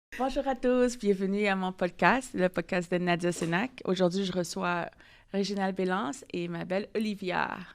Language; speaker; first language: French; native; French